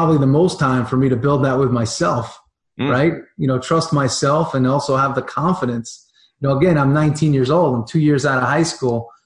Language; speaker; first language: English; native; English